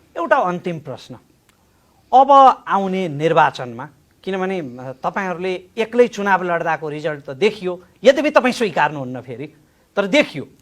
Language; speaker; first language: Nepali; native; Nepali